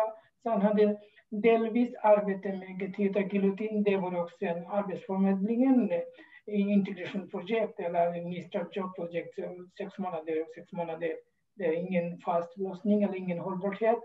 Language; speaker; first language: Swedish; non-native, fluent; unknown